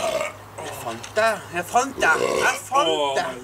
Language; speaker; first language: Norwegian; native; Norwegian